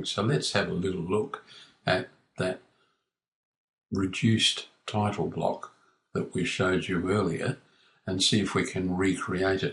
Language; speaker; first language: English; native; English